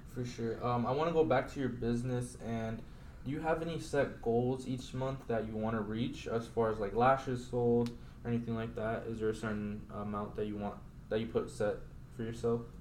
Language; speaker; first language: English; native; English